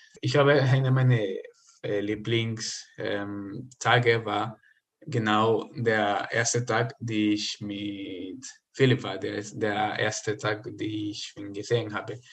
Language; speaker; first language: German; non-native, learner; Spanish